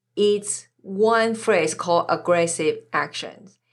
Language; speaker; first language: English; non-native, fluent; Chinese